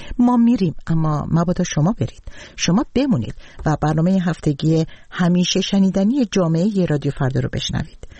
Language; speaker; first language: Persian; native; Persian